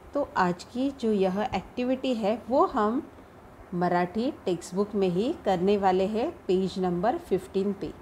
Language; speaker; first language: Hindi; non-native, local second language; Marathi